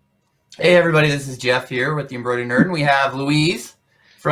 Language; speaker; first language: English; native; English